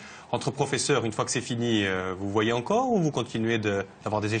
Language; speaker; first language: French; native; French